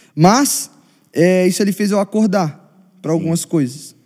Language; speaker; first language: Portuguese; native; Portuguese